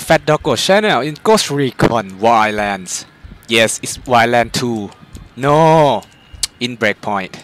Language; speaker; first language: English; non-native, fluent; Thai